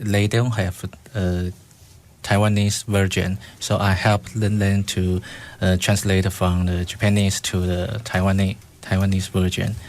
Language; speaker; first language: English; non-native, fluent; Chinese